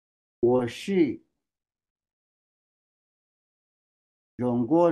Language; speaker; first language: Chinese; non-native, learner; Swahili